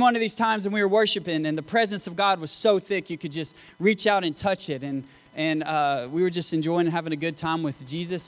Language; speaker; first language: English; native; English